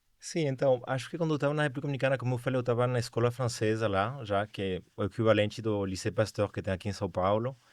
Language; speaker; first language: Portuguese; non-native, fluent; Spanish